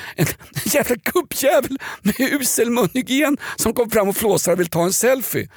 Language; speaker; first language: Swedish; native; Swedish